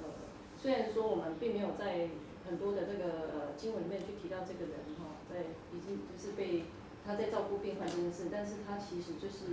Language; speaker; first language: Chinese; native; Chinese